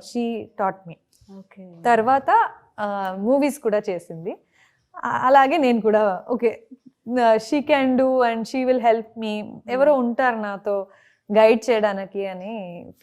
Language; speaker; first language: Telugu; non-native, fluent; Kannada